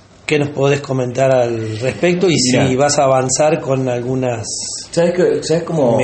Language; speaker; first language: Spanish; native; Spanish